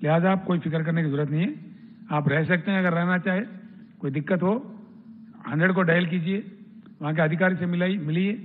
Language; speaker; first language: Hindi; non-native, local second language; Telugu